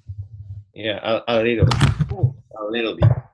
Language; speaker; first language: English; non-native, learner; Japanese